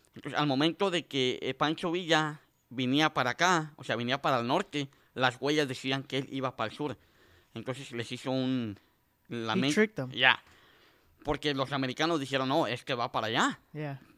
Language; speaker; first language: Spanish; native; Spanish